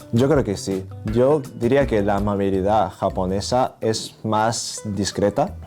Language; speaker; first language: Spanish; non-native, fluent; Japanese